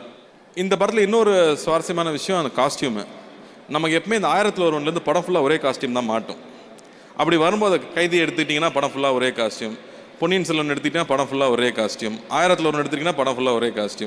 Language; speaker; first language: Tamil; native; Tamil